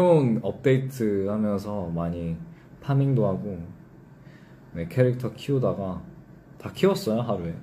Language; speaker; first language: Korean; early bilingual, heritage; English